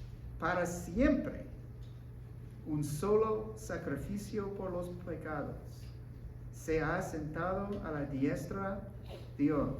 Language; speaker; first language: Spanish; non-native, learner; English